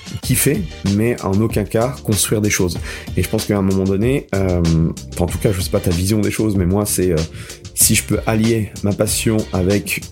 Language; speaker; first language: French; native; French